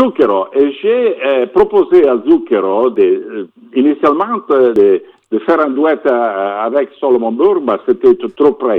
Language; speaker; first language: French; non-native, fluent; Italian